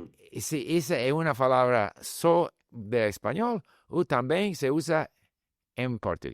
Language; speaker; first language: Portuguese; non-native, learner; English